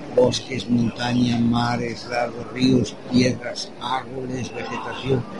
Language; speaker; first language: Spanish; non-native, fluent; French